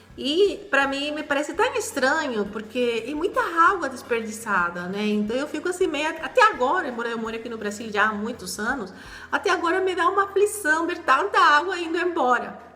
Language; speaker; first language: Portuguese; non-native, fluent; Spanish